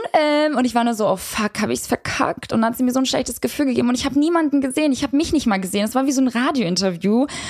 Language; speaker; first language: German; early bilingual, other home language; Albanian